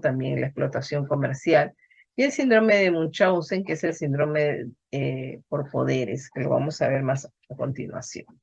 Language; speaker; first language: Spanish; native; Spanish